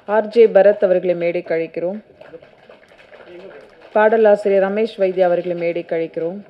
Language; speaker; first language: Tamil; native; Tamil